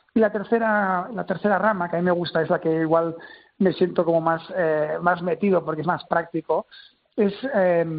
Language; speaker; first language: Spanish; native; Spanish